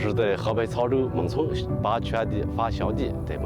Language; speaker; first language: Chinese; native; Chinese